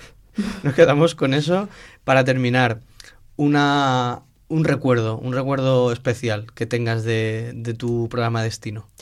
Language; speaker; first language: Spanish; native; Spanish